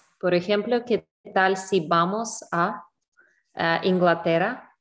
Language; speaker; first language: Spanish; non-native, learner; English